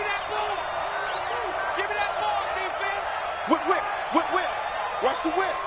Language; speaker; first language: English; native; English